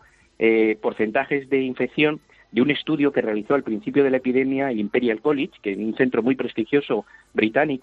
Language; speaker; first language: Spanish; native; Spanish